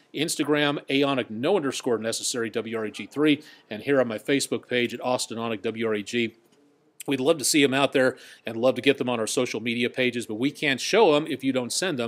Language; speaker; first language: English; native; English